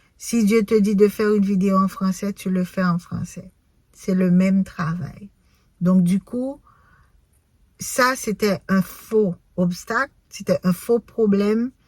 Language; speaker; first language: French; non-native, local second language; Haitian Creole